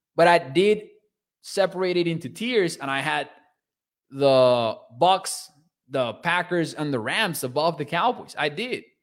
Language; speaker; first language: English; non-native, fluent; Spanish